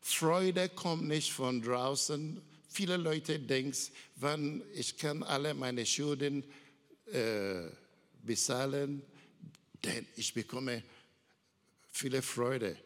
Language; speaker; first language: German; non-native, learner; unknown